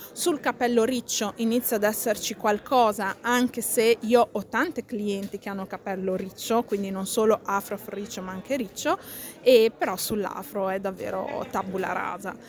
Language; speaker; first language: Italian; early bilingual, other home language; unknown